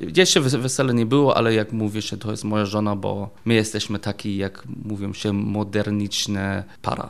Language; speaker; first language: Polish; non-native, learner; German